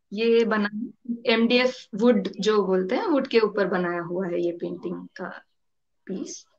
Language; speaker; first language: Hindi; non-native, local second language; Tamil